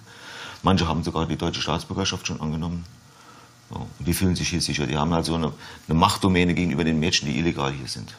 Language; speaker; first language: German; native; German